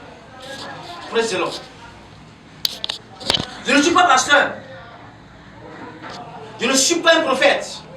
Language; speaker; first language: French; non-native, local second language; Ewe